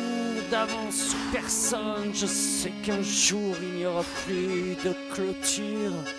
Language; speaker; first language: French; native; French